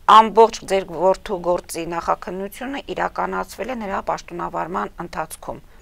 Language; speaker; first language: Armenian; native; Armenian